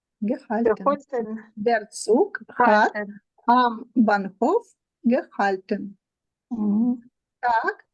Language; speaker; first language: German; non-native, learner; Ukrainian